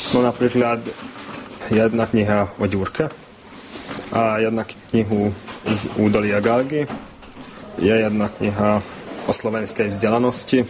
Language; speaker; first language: Slovak; non-native, local second language; Hungarian